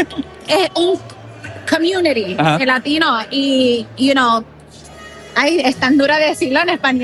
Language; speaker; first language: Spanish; early bilingual, heritage; English